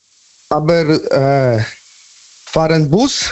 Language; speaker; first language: German; non-native, learner; Polish